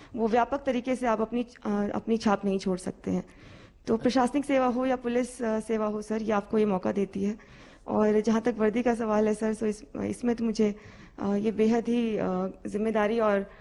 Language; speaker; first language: Hindi; native; Hindi